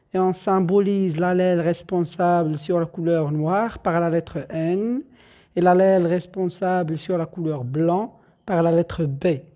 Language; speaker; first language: French; non-native, local second language; Arabic